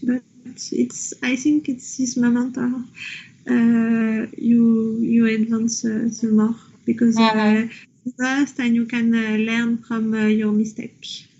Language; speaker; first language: English; non-native, learner; French